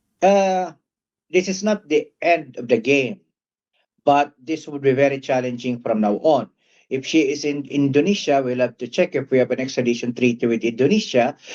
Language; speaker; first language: English; non-native, local second language; Filipino